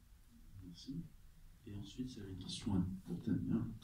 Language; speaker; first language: French; native; French